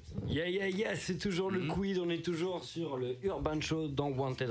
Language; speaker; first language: French; native; French